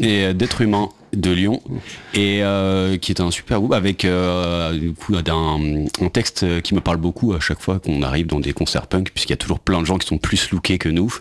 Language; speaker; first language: French; native; French